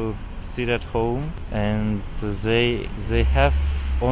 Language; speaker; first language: English; non-native, learner; Kazakh